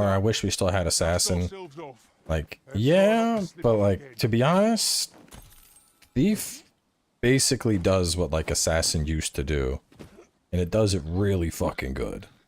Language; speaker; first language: English; native; English